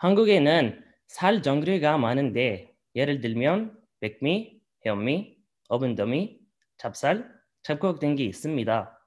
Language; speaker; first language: Korean; non-native, learner; Arabic